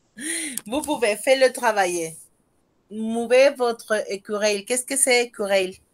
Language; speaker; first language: French; non-native, fluent; Spanish